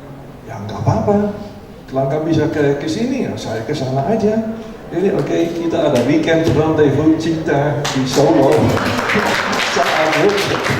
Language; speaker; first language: Indonesian; non-native, fluent; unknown